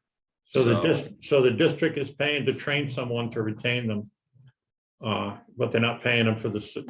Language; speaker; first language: English; native; English